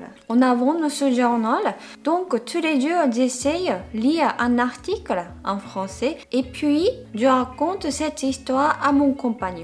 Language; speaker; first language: French; non-native, fluent; Japanese